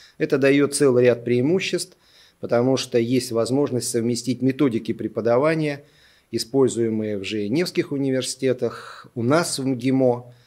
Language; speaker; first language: Russian; native; Russian